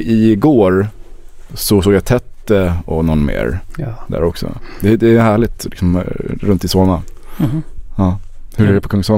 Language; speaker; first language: Swedish; native; Swedish